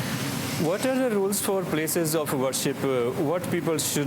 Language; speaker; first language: English; non-native, fluent; Punjabi